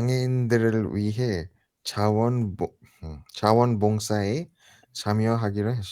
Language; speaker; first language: Korean; non-native, learner; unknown